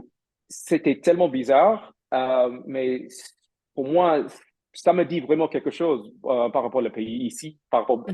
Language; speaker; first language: French; non-native, fluent; English